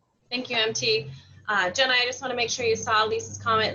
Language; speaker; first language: English; native; English